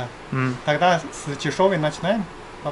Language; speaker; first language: Russian; non-native, learner; Chinese